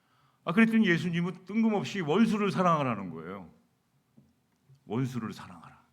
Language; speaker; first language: Korean; native; Korean